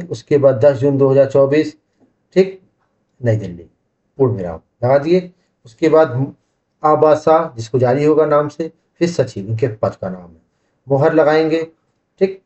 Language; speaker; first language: Hindi; native; Hindi